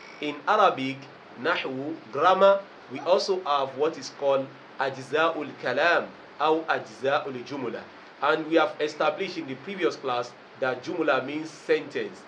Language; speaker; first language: English; non-native, local second language; Yoruba